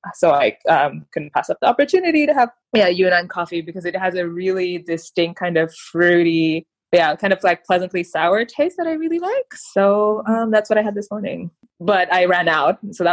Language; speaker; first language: English; non-native, local second language; Filipino